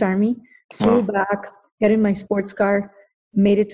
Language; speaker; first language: English; non-native, fluent; Spanish